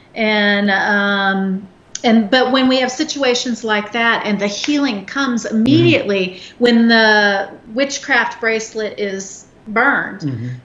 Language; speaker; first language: English; native; English